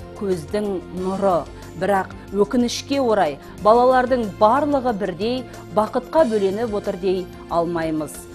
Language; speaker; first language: Kazakh; native; Kazakh